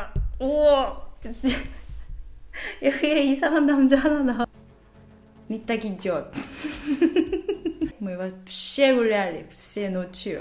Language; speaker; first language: Russian; non-native, learner; Korean